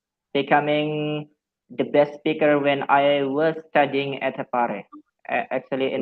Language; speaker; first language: English; non-native, fluent; Javanese